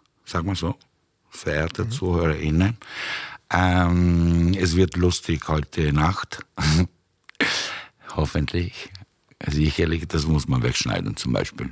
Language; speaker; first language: German; native; German